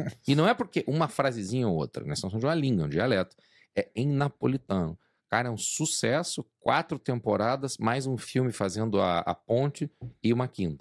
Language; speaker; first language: Portuguese; native; Portuguese